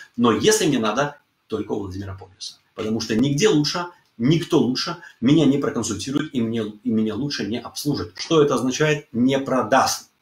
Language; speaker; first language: Russian; early bilingual, heritage; Russian